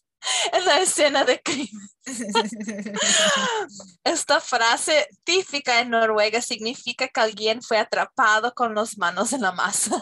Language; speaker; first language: Spanish; non-native, fluent; English